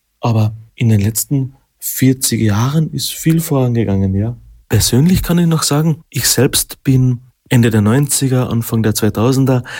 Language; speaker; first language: German; non-native, local second language; Slovenian